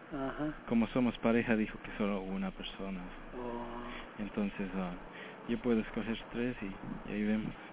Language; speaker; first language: Spanish; early bilingual, heritage; Spanish